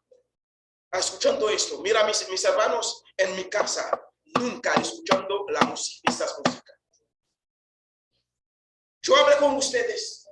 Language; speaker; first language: Spanish; non-native, fluent; Haitian Creole